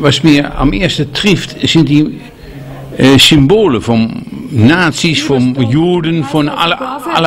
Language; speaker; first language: German; non-native, learner; Dutch